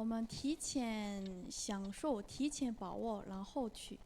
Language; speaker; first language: Chinese; non-native, fluent; Korean